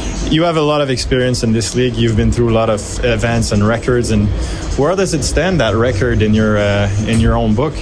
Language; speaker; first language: English; non-native, fluent; French